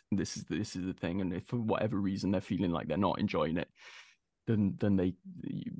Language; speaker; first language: English; native; English